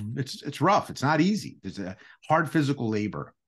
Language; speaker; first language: English; early bilingual, other home language; Greek